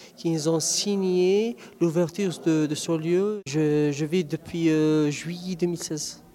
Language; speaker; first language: French; non-native, local second language; Arabic